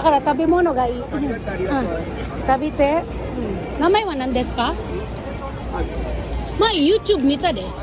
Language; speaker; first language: Japanese; non-native, learner; Filipino